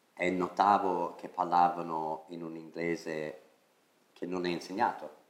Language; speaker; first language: Italian; non-native, fluent; English